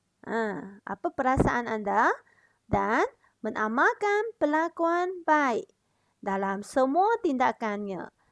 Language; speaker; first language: Malay; non-native, local second language; Chinese